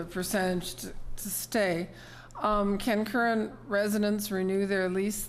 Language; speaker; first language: English; native; English